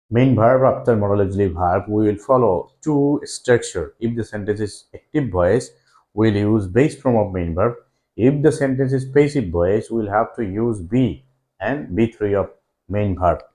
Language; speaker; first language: English; non-native, local second language; Bangla